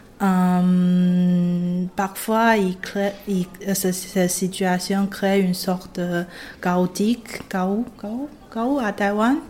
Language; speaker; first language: French; non-native, fluent; Chinese